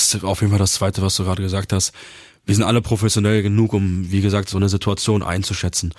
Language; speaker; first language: German; early bilingual, other home language; Turkish